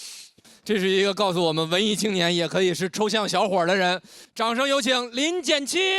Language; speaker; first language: Chinese; native; Chinese